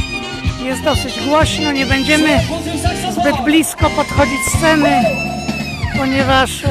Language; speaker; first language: Polish; native; Polish